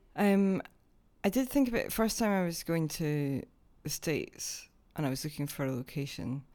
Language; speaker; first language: English; native; English